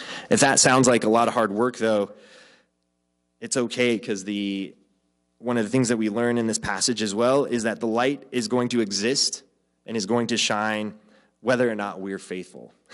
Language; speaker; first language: English; native; English